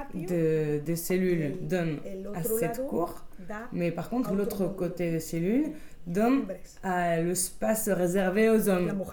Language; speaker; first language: French; non-native, fluent; Spanish